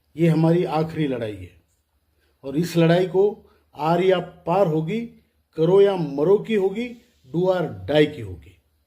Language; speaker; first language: Hindi; non-native, local second language; Marathi